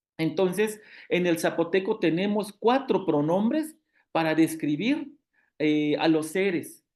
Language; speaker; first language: Spanish; non-native, local second language; Zapotec